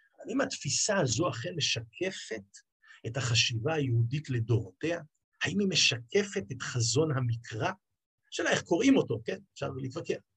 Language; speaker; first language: Hebrew; native; Hebrew